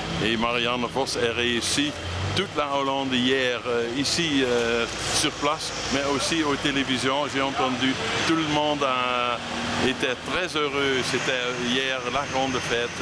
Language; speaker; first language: French; non-native, fluent; Dutch